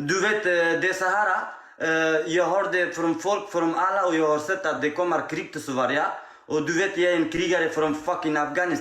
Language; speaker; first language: Swedish; non-native, learner; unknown